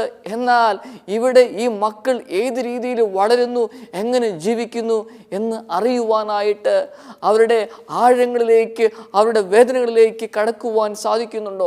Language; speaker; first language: Malayalam; native; Malayalam